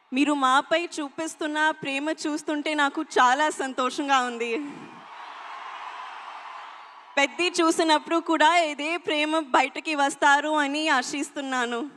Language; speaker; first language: Telugu; non-native, learner; Hindi